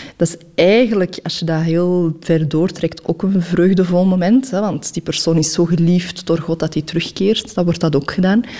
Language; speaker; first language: Dutch; early bilingual, other home language; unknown